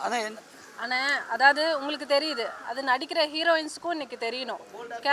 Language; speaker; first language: Tamil; native; Tamil